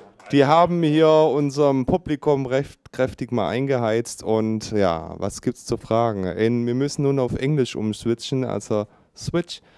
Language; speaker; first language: German; native; German